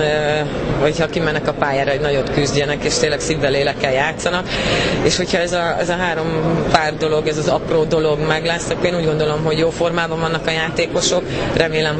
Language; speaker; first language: Hungarian; native; Hungarian